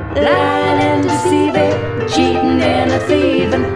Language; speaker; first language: English; non-native, fluent; Norwegian